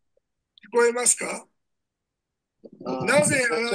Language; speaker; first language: Japanese; non-native, fluent; Bangla